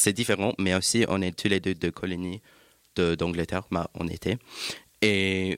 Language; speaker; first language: French; non-native, learner; English